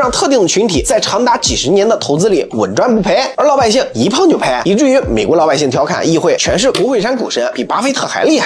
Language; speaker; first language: Chinese; native; Chinese